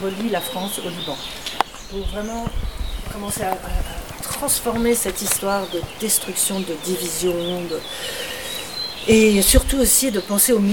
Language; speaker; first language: French; non-native, local second language; Arabic